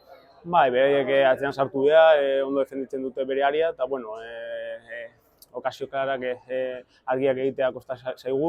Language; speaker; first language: Basque; native; Basque